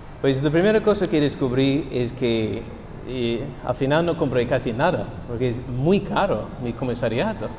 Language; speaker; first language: Spanish; non-native, fluent; English